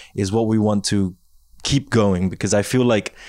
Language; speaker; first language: English; native; English